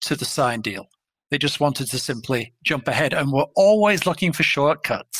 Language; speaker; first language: English; native; English